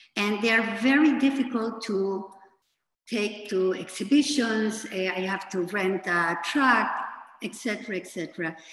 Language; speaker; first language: English; non-native, fluent; Spanish